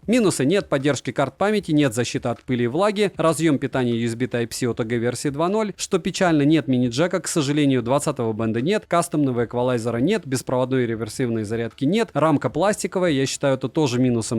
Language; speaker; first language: Russian; native; Russian